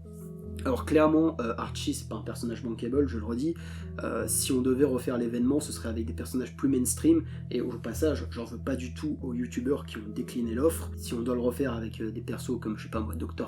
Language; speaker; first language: French; native; French